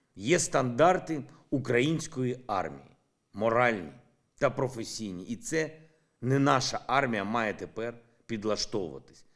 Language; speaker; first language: Ukrainian; non-native, local second language; Russian